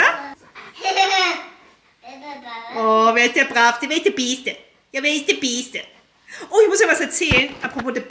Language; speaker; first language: German; native; German